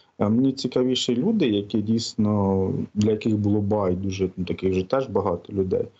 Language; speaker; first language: Ukrainian; native; Ukrainian